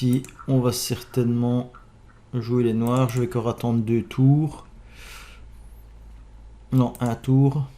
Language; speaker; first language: French; native; French